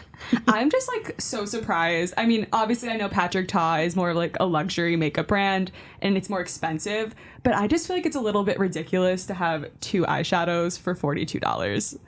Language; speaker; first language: English; native; English